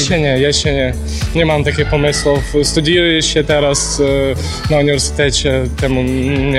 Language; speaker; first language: Polish; non-native, learner; Ukrainian